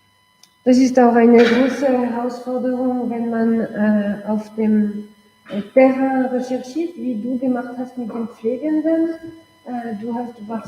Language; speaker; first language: German; non-native, local second language; French